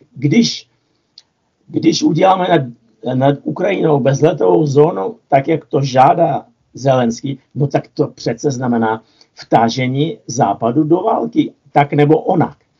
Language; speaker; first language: Czech; non-native, fluent; Russian